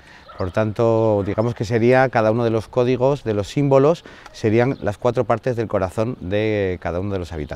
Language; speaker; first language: Spanish; native; Spanish